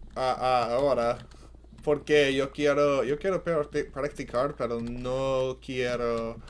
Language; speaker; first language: Spanish; non-native, learner; English